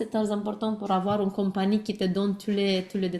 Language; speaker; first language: French; non-native, learner; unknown